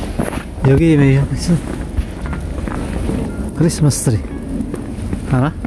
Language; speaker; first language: Korean; non-native, learner; Filipino